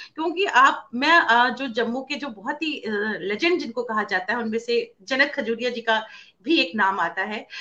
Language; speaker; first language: Hindi; native; Hindi